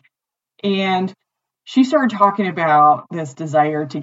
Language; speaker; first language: English; native; English